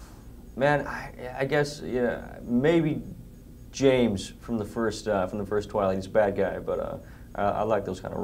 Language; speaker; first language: English; native; English